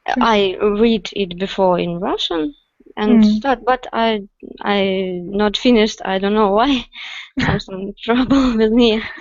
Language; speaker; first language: English; non-native, learner; Russian